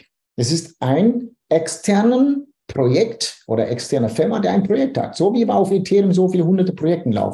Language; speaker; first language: German; non-native, fluent; Dutch